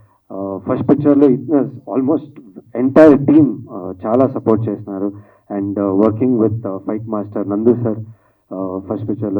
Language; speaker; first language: Telugu; non-native, learner; Kannada